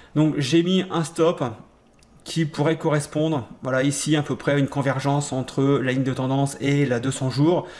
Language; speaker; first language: French; native; French